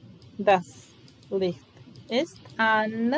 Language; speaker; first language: German; non-native, fluent; Serbian